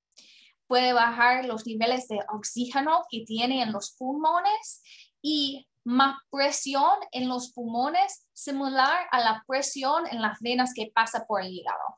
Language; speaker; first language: Spanish; non-native, learner; English